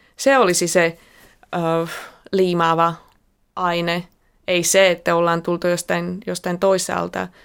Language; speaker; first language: Finnish; non-native, fluent; Slovak